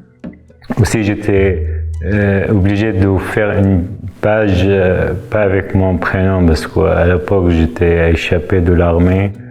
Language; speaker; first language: French; non-native, fluent; Arabic